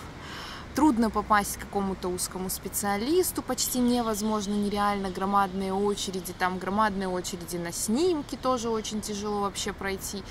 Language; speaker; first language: Russian; native; Russian